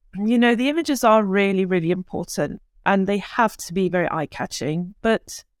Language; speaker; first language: English; early bilingual, other home language; Turkish